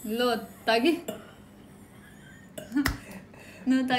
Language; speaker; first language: Hebrew; non-native, learner; Nepali